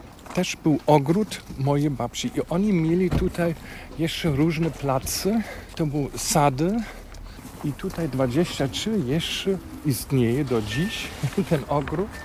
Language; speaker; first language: Polish; non-native, fluent; German